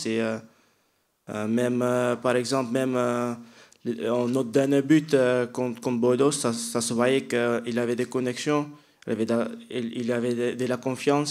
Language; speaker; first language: French; non-native, fluent; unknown